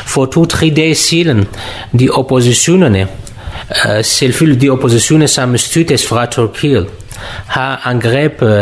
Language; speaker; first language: Danish; non-native, learner; Kurdish